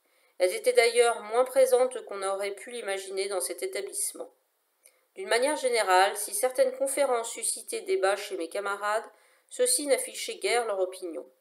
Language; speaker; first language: French; native; French